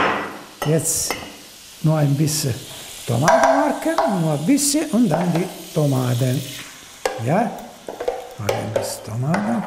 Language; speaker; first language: German; non-native, learner; Italian